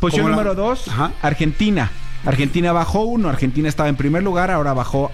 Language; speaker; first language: Spanish; native; Spanish